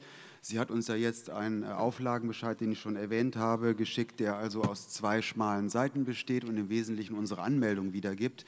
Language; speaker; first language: German; native; German